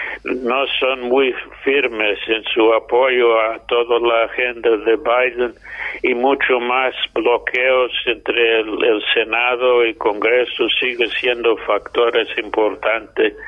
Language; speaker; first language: Spanish; non-native, fluent; English